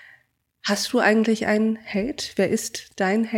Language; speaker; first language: German; native; German